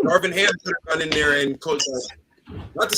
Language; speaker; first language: English; native; English